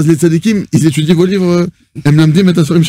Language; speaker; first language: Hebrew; non-native, fluent; French